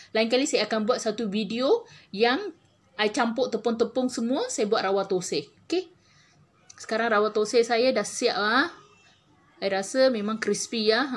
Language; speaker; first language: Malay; non-native, local second language; Tamil